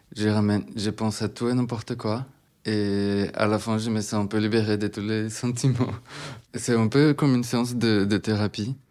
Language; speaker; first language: French; non-native, fluent; Portuguese